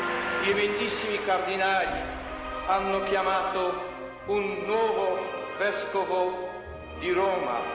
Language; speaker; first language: Italian; non-native, fluent; Polish